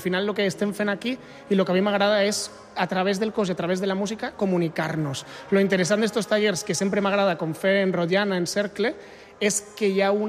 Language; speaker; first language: Catalan; native; Catalan